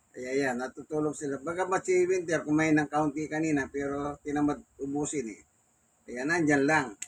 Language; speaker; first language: Filipino; non-native, local second language; Pampanga